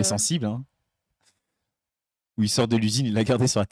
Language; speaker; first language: French; native; French